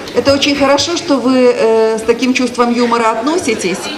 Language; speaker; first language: Russian; non-native, local second language; Ukrainian